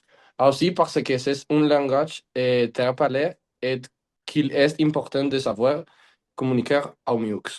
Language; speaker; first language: French; non-native, learner; Spanish